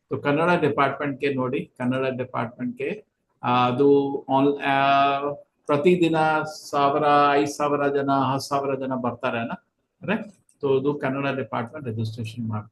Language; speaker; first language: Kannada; non-native, learner; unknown